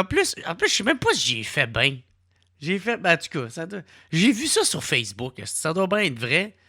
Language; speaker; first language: French; native; French